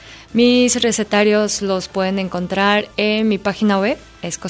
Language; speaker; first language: Spanish; non-native, fluent; Korean